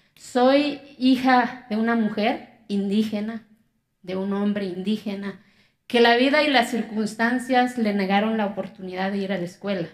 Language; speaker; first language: Spanish; non-native, local second language; Zapotec